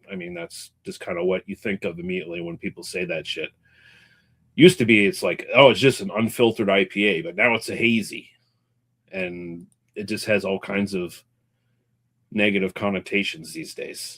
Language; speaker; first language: English; native; English